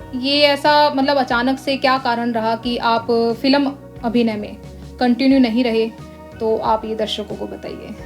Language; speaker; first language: Hindi; native; Hindi